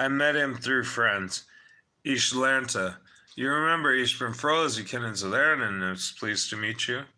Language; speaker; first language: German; non-native, fluent; English